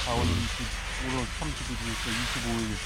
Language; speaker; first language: Korean; native; Korean